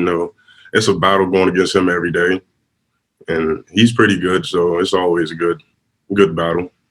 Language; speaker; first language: English; native; English